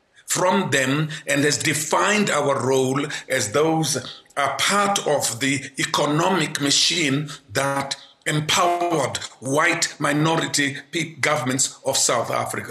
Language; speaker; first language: English; non-native, local second language; Xhosa